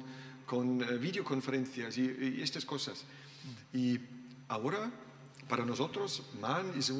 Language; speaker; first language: Spanish; non-native, learner; German